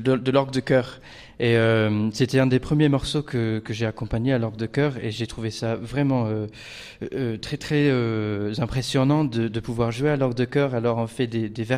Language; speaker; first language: French; non-native, fluent; English